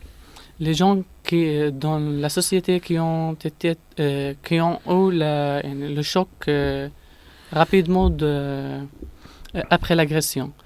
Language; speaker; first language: French; non-native, learner; Arabic